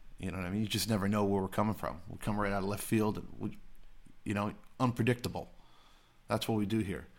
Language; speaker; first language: English; native; English